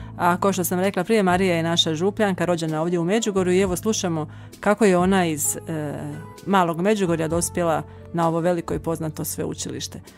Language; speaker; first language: Croatian; native; Croatian